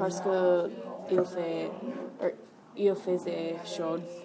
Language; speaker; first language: French; non-native, learner; English